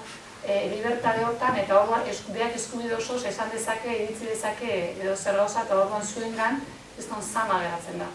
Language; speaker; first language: Basque; native; Basque